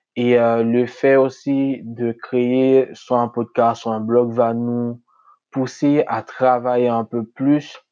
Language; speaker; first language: French; non-native, local second language; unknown